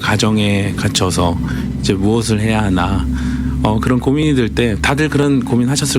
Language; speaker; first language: Korean; native; Korean